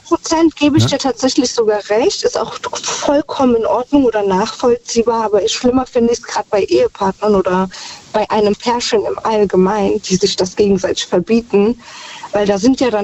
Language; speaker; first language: German; native; German